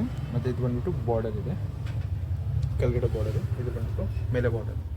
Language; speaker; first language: Kannada; non-native, local second language; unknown